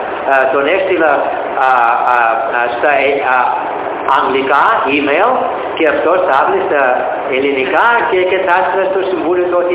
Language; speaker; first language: Greek; early bilingual, heritage; Greek